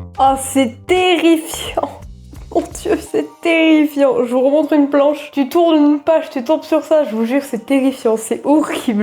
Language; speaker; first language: French; native; French